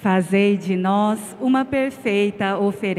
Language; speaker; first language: Portuguese; native; Portuguese